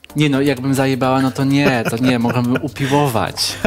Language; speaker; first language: Polish; native; Polish